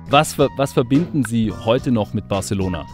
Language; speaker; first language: German; native; German